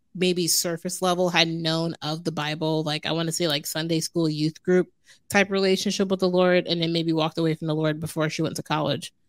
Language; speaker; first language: English; native; English